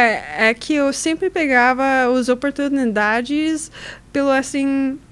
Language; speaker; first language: Portuguese; non-native, learner; English